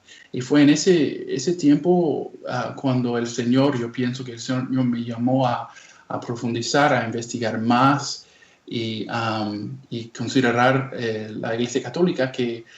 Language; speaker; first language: Spanish; non-native, fluent; English